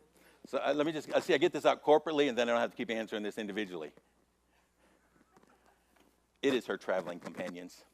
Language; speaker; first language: English; native; English